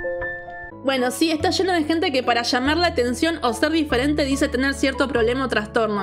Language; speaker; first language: Spanish; native; Spanish